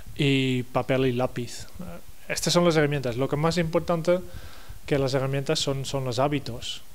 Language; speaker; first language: Spanish; non-native, fluent; Dutch